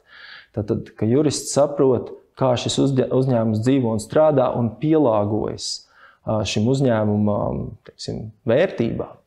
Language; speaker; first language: Latvian; native; Latvian